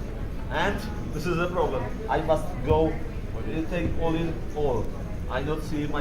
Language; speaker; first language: English; non-native, learner; Polish